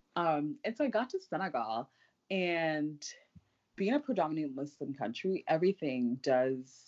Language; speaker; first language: English; non-native, local second language; Yoruba